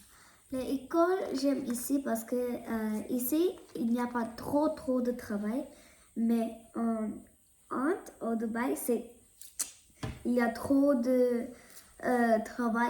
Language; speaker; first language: French; non-native, learner; Malayalam